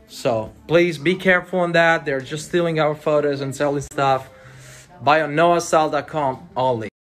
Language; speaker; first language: English; non-native, fluent; Italian